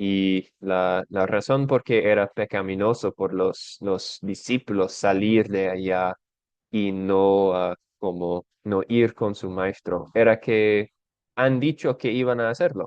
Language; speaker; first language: Spanish; non-native, fluent; English